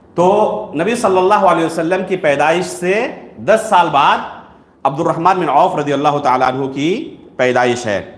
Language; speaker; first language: Urdu; native; Urdu